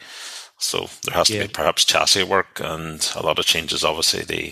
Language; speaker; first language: English; native; English